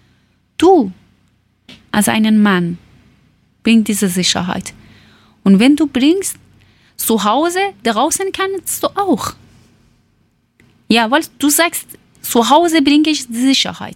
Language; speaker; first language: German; non-native, learner; Persian